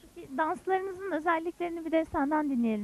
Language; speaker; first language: Turkish; native; Turkish